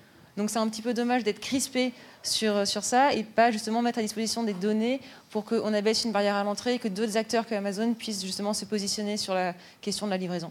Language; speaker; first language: French; native; French